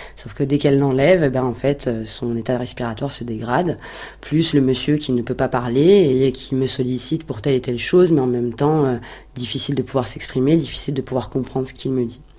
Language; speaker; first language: French; native; French